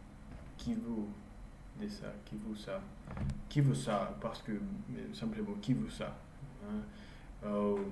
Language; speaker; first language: French; non-native, learner; English